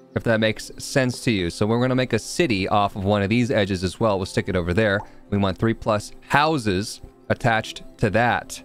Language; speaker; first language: English; native; English